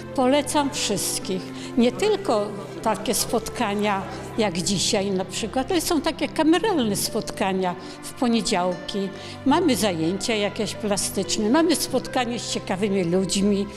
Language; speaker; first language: Polish; native; Polish